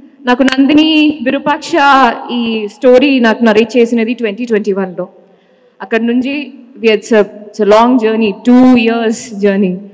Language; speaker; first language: Telugu; non-native, learner; Malayalam